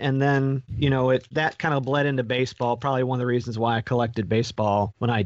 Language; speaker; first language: English; native; English